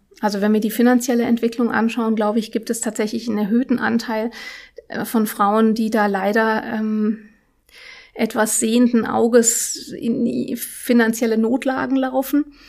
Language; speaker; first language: German; early bilingual, other home language; Russian